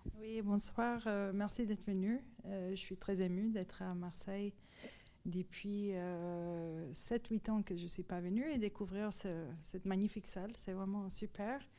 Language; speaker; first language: French; non-native, fluent; Persian